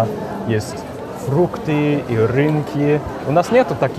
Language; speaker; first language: Russian; non-native, learner; German